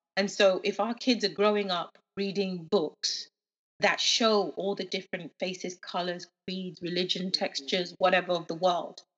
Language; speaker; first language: English; early bilingual, other home language; Yoruba